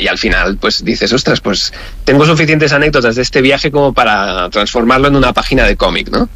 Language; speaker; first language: Spanish; native; Spanish